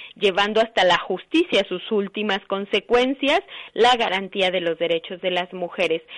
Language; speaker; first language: Spanish; native; Spanish